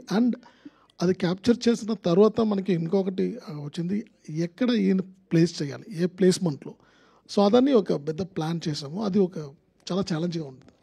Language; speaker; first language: Telugu; non-native, learner; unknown